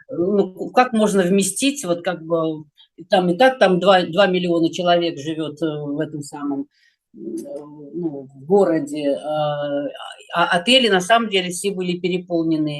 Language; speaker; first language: Russian; native; Russian